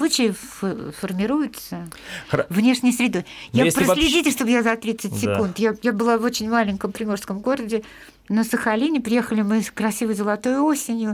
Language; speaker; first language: Russian; native; Russian